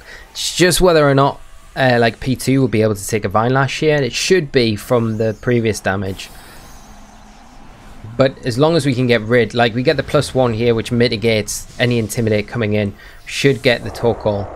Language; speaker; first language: English; native; English